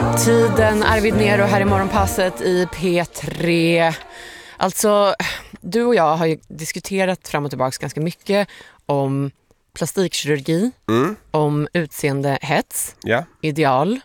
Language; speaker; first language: Swedish; native; Swedish